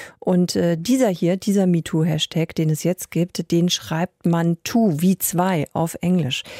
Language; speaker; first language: German; native; German